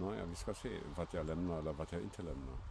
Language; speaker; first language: Swedish; non-native, fluent; German